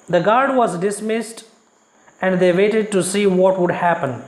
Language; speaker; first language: English; non-native, local second language; Kannada